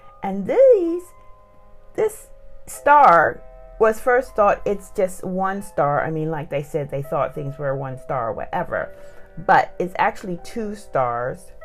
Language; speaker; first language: English; native; English